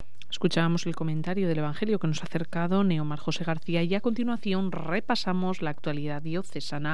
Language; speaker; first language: Spanish; native; Spanish